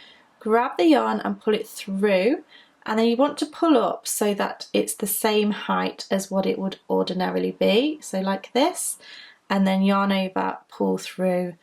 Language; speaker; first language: English; native; English